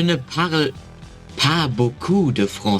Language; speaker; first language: French; non-native, learner; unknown